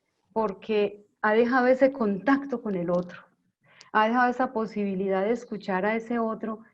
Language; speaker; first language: Spanish; native; Spanish